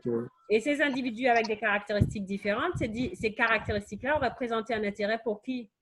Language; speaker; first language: French; native; French